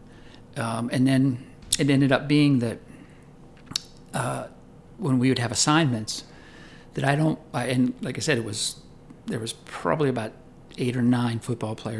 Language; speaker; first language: English; native; English